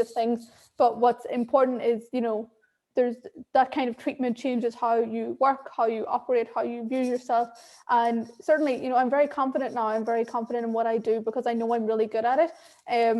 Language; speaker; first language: English; native; English